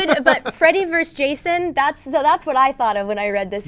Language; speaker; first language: English; native; English